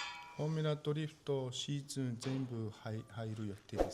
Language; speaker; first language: Japanese; non-native, fluent; Mongolian